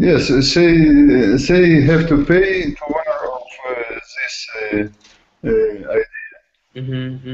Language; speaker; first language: English; non-native, learner; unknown